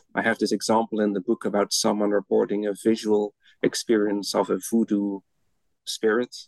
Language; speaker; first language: English; non-native, fluent; Dutch